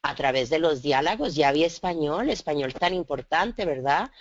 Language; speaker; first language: Spanish; native; Spanish